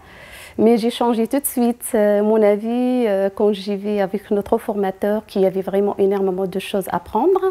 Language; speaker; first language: French; non-native, fluent; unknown